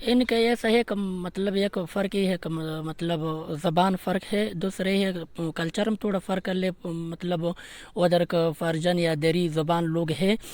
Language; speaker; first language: Hindi; non-native, learner; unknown